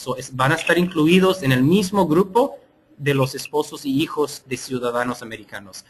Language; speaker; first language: Spanish; non-native, fluent; English